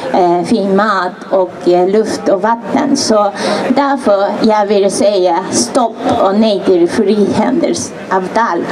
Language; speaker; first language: Swedish; non-native, fluent; Japanese